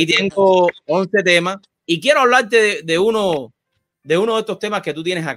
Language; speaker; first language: Spanish; native; Spanish